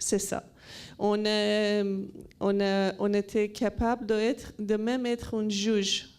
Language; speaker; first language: French; non-native, learner; Persian